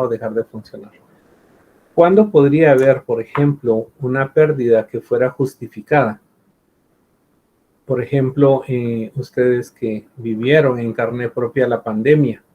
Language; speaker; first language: Spanish; native; Spanish